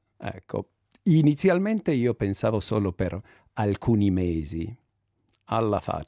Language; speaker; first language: Italian; non-native, fluent; Spanish